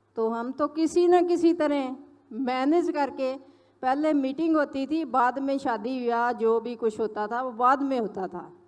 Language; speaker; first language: Hindi; non-native, local second language; Punjabi